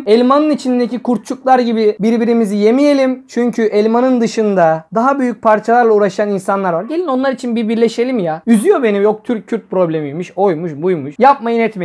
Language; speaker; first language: Turkish; native; Turkish